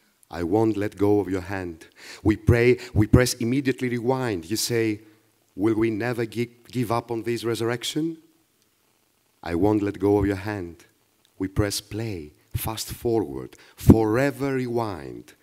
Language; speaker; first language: English; non-native, fluent; Greek